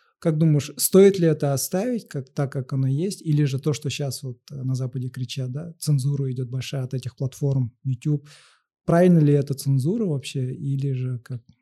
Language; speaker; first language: Russian; native; Russian